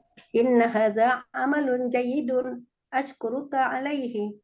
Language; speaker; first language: Arabic; non-native, learner; Indonesian